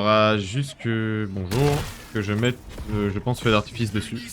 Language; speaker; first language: French; native; French